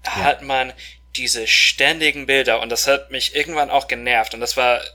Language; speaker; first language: German; non-native, fluent; Russian